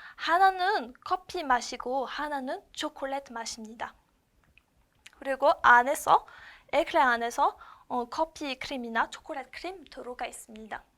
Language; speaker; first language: Korean; non-native, learner; French